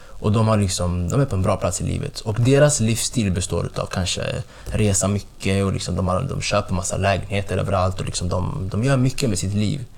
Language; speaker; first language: Swedish; early bilingual, other home language; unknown